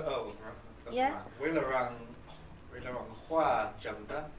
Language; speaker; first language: Chinese; non-native, learner; English